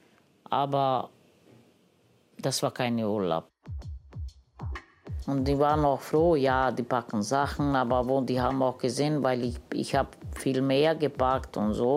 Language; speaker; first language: German; non-native, learner; Romany